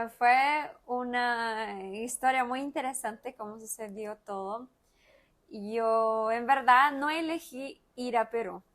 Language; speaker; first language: Spanish; non-native, fluent; Portuguese